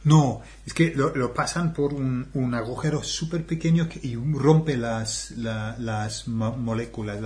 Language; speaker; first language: Spanish; non-native, fluent; English